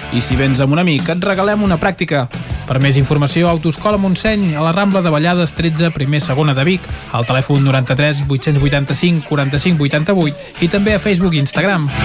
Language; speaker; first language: Catalan; native; Catalan